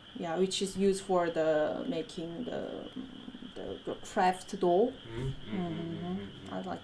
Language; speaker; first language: English; non-native, fluent; Korean